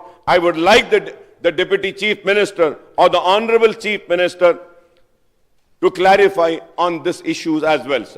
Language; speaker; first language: English; non-native, local second language; Urdu